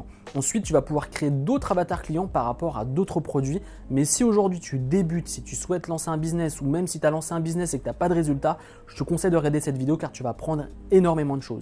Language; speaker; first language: French; native; French